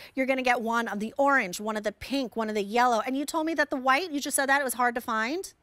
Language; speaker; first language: English; native; English